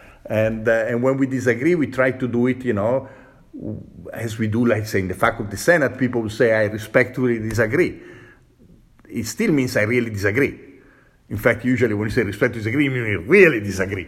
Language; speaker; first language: English; non-native, fluent; Italian